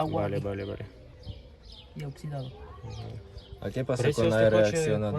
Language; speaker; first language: Spanish; non-native, learner; Ukrainian